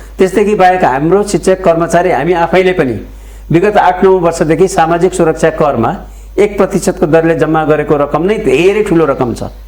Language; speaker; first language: Nepali; native; Nepali